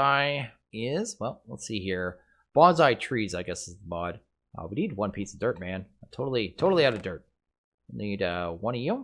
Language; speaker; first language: English; native; English